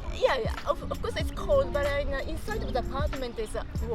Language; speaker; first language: English; non-native, fluent; Japanese